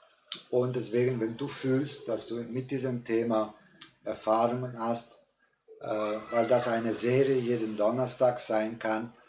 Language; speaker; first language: German; non-native, fluent; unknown